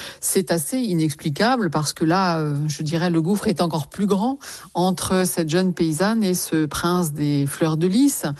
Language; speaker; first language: French; native; French